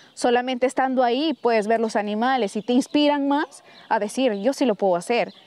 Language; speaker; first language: Spanish; native; Spanish